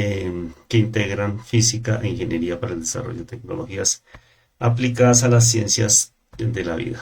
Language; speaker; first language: Spanish; native; Spanish